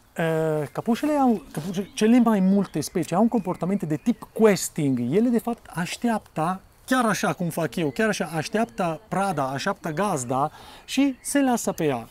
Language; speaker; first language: Romanian; non-native, fluent; Italian